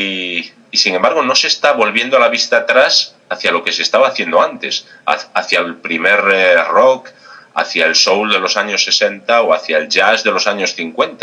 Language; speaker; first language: Spanish; native; Spanish